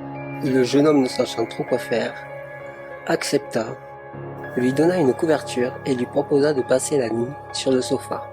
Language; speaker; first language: French; native; French